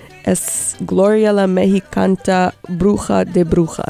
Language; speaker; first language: Spanish; non-native, learner; English